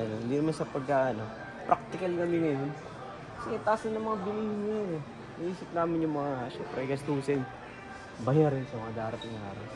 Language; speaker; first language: Filipino; native; Filipino